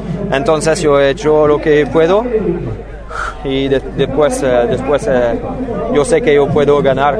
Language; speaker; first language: Spanish; non-native, learner; French